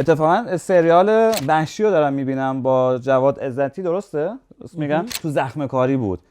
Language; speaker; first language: Persian; early bilingual, heritage; Persian